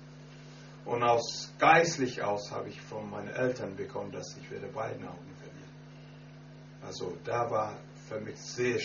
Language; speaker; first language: German; non-native, fluent; Akan